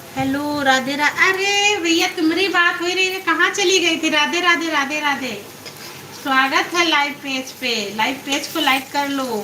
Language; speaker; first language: Hindi; native; Hindi